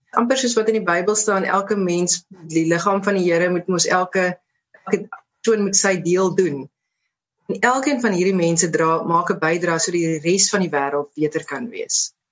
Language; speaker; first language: Afrikaans; native; Afrikaans